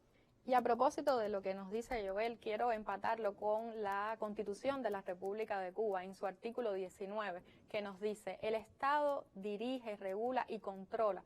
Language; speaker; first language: Spanish; native; Spanish